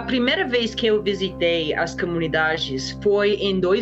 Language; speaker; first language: Portuguese; non-native, fluent; English